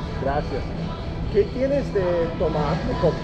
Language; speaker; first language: Spanish; non-native, learner; English